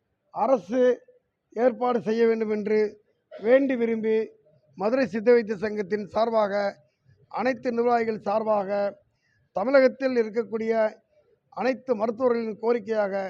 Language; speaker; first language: Tamil; native; Tamil